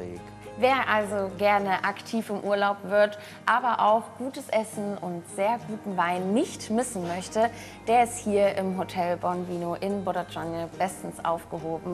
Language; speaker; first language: German; native; German